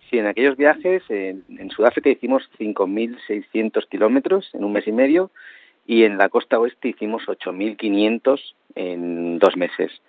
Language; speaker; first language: Spanish; native; Spanish